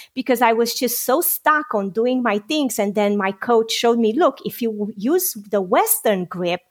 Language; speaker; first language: English; non-native, fluent; Romanian